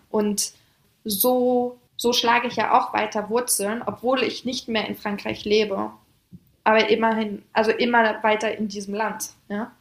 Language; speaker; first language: German; early bilingual, other home language; French